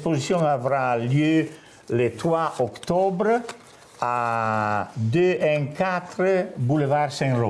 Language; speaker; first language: French; non-native, fluent; Italian